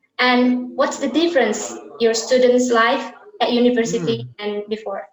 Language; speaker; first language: English; non-native, learner; Indonesian